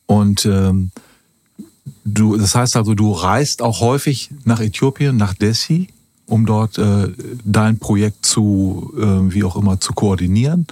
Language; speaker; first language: German; native; German